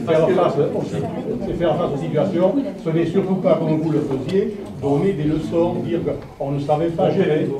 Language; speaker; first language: French; native; French